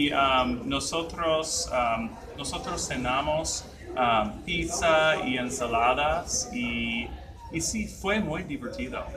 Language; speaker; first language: Spanish; non-native, learner; English